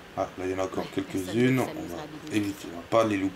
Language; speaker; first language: French; native; French